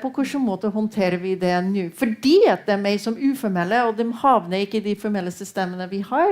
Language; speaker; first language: Norwegian; non-native, fluent; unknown